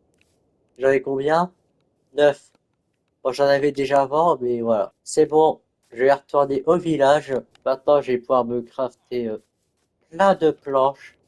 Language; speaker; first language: French; native; French